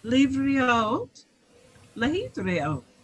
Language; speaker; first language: Hebrew; non-native, learner; English